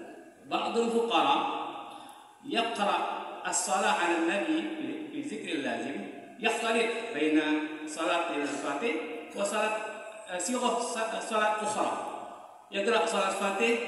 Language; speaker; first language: Arabic; non-native, fluent; Indonesian